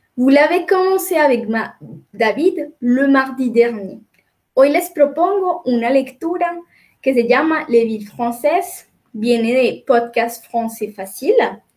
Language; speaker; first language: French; non-native, fluent; Spanish